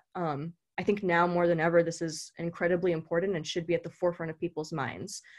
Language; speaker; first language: English; native; English